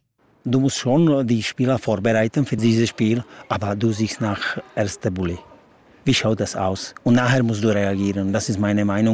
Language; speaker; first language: German; non-native, learner; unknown